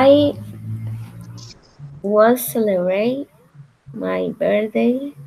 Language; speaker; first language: English; non-native, learner; Spanish